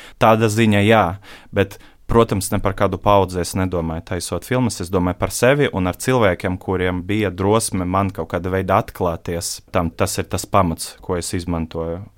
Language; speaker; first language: Latvian; non-native, local second language; Russian